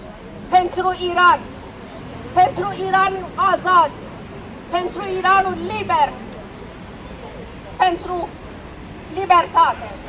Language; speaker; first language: Romanian; non-native, fluent; Persian